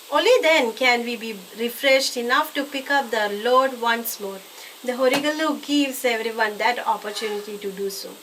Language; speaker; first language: English; non-native, local second language; Malayalam